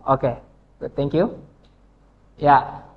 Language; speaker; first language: English; non-native, fluent; Indonesian